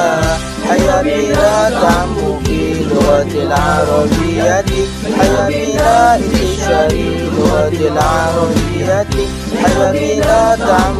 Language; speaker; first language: Arabic; non-native, learner; Indonesian